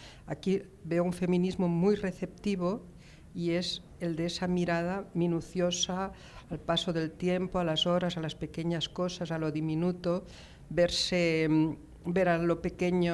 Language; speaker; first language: Spanish; native; Spanish